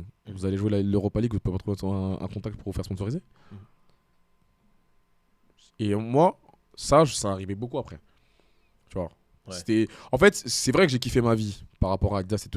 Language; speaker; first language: French; native; French